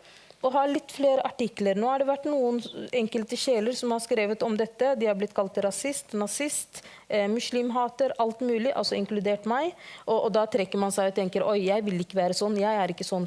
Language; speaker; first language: Norwegian; early bilingual, other home language; Somali